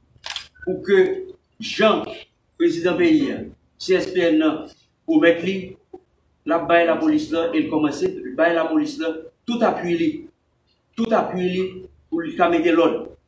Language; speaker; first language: French; non-native, local second language; Haitian Creole